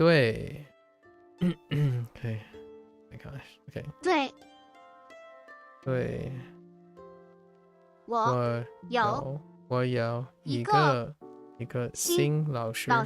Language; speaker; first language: Chinese; non-native, learner; English